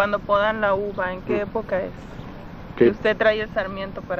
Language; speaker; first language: Spanish; native; Spanish